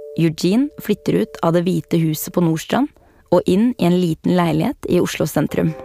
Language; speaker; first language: Norwegian; native; Norwegian